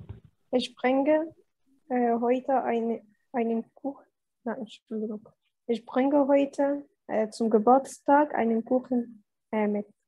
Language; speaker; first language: German; non-native, learner; Arabic